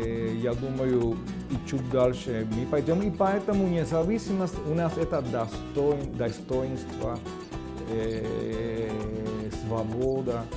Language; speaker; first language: Russian; non-native, fluent; Spanish